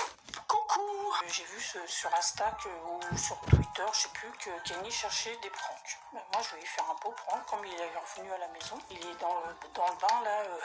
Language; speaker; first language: French; native; French